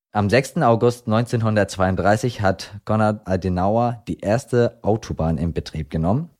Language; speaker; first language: German; non-native, fluent; Arabic